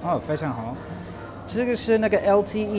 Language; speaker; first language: Chinese; non-native, fluent; English